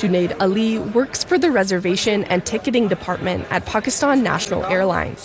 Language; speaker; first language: English; native; English